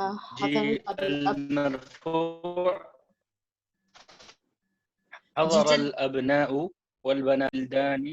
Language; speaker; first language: Arabic; non-native, learner; Urdu